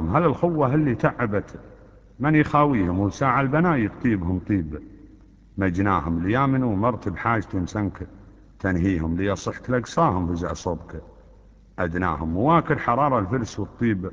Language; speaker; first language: Arabic; native; Arabic